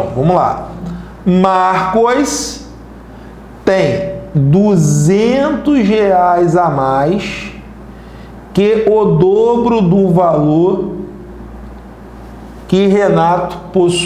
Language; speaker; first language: Portuguese; native; Portuguese